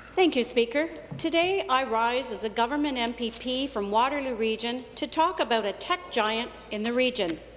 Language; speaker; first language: English; native; English